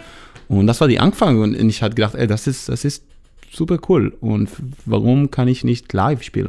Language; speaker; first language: German; non-native, learner; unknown